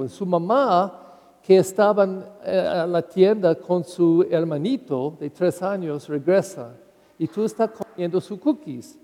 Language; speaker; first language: Spanish; non-native, learner; English